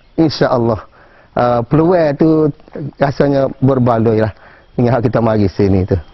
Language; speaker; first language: Malay; native; Malay